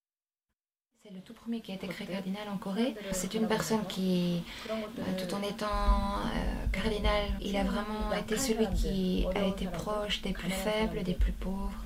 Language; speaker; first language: French; non-native, fluent; Korean